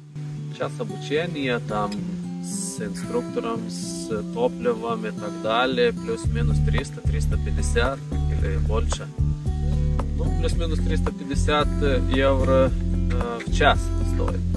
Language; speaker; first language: Russian; non-native, fluent; Lithuanian